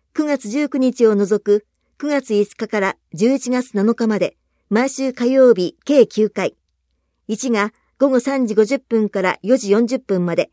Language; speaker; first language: Japanese; native; Japanese